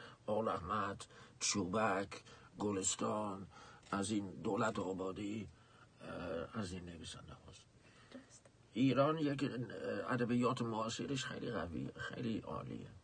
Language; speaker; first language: Persian; non-native, fluent; Dutch